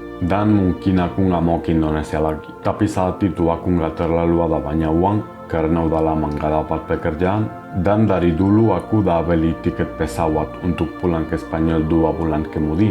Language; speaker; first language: Indonesian; non-native, fluent; Spanish